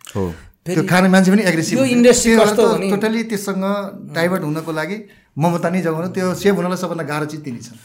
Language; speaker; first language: Nepali; native; Nepali